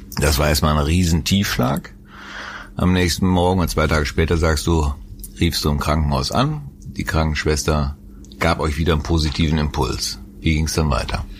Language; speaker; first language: German; native; German